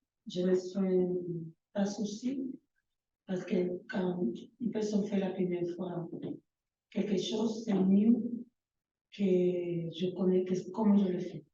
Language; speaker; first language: French; non-native, learner; Spanish